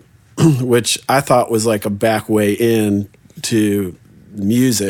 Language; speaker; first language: English; native; English